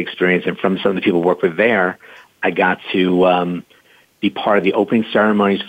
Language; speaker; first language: English; native; English